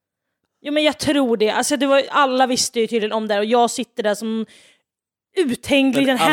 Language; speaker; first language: Swedish; native; Swedish